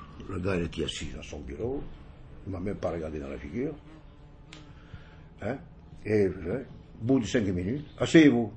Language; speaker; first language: French; non-native, fluent; Italian